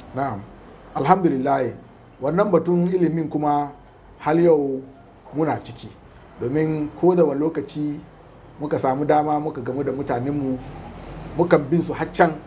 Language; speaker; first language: Hausa; non-native, local second language; Fula